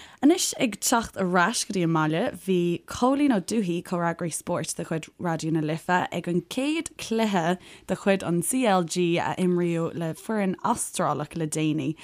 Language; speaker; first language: Irish; native; Irish